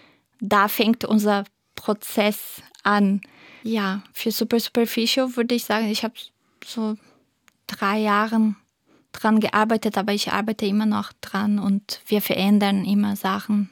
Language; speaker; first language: German; non-native, fluent; Portuguese